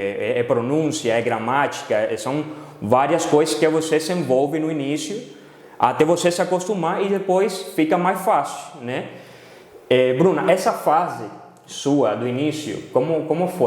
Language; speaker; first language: Portuguese; non-native, fluent; Spanish